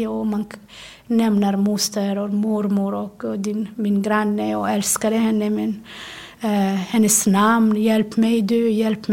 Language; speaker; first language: Swedish; non-native, fluent; Somali